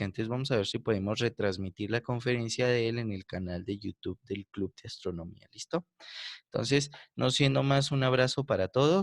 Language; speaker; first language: Spanish; native; Spanish